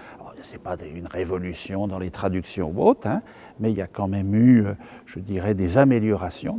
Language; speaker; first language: French; native; French